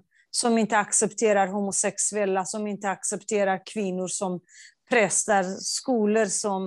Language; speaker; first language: Swedish; non-native, fluent; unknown